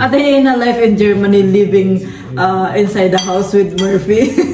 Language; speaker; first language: English; non-native, local second language; Filipino